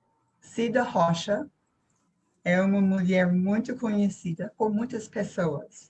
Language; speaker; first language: Portuguese; non-native, fluent; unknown